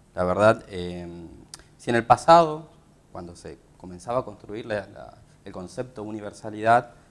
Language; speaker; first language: Spanish; native; Spanish